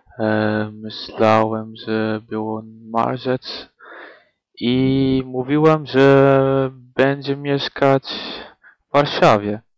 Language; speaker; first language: Polish; non-native, learner; Dutch